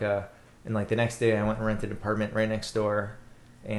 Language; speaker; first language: English; native; English